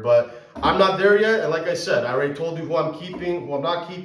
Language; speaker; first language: English; native; English